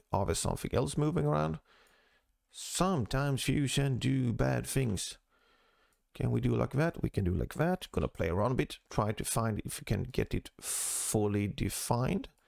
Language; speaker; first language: English; non-native, fluent; Swedish